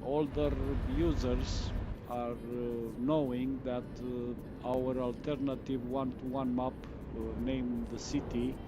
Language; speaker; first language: English; non-native, fluent; Romanian